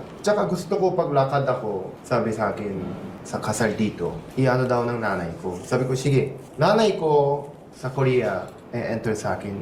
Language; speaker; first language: Filipino; non-native, learner; Korean